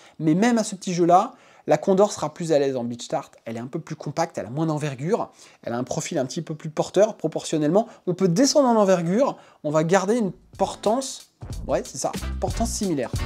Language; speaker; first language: French; native; French